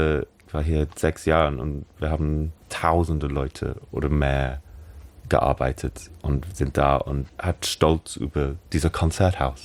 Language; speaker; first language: German; non-native, learner; English